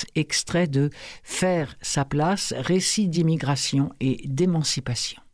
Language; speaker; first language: French; native; French